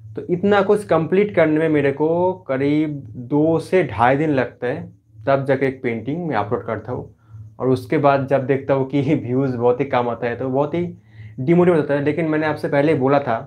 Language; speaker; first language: Hindi; non-native, local second language; Bangla